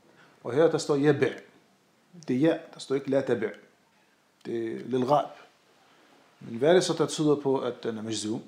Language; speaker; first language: Danish; non-native, fluent; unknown